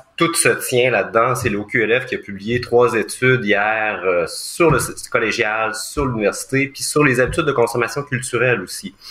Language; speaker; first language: French; native; French